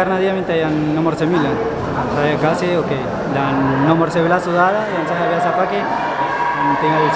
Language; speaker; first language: Indonesian; non-native, fluent; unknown